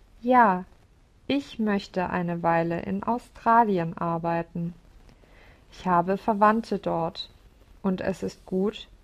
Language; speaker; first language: German; non-native, learner; English